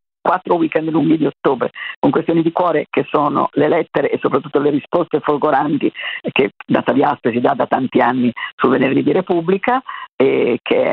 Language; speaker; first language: Italian; native; Italian